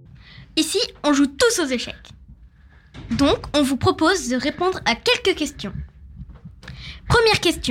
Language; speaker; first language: French; native; French